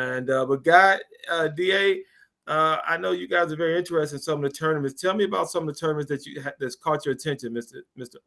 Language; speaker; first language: English; native; English